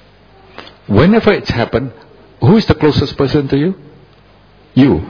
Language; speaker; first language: English; non-native, fluent; Indonesian